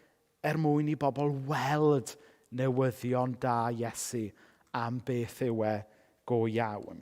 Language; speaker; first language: Welsh; native; Welsh